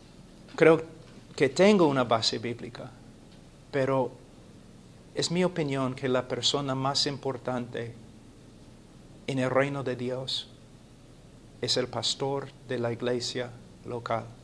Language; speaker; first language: Spanish; non-native, fluent; English